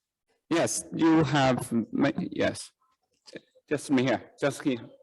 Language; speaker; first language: English; non-native, learner; Chinese